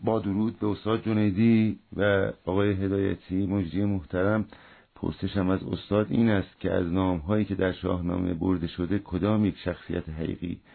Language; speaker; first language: Persian; native; Persian